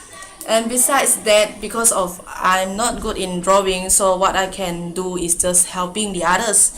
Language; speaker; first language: English; non-native, local second language; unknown